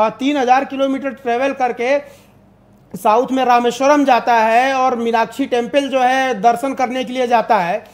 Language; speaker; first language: Hindi; native; Hindi